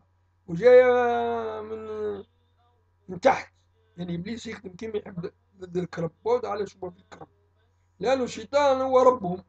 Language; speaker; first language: Arabic; native; Arabic